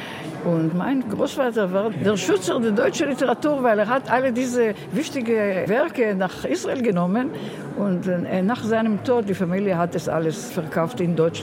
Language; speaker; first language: German; non-native, learner; Hebrew